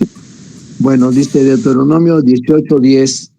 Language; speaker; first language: Spanish; native; Spanish